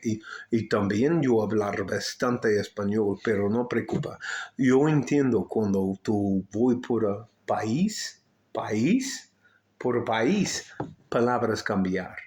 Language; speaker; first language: Spanish; non-native, learner; English